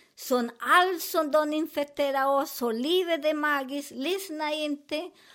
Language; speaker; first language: Swedish; non-native, learner; Spanish